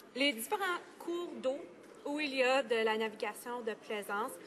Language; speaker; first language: French; native; French